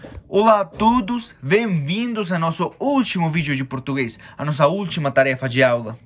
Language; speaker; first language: Portuguese; non-native, fluent; Spanish